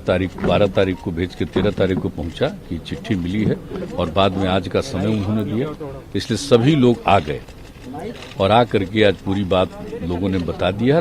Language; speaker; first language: Hindi; native; Hindi